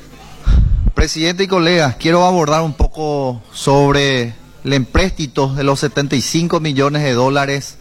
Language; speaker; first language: Spanish; native; Spanish